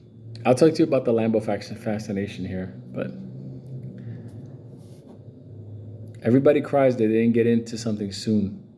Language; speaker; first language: English; native; English